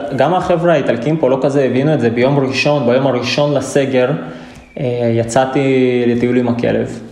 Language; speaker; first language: Hebrew; native; Hebrew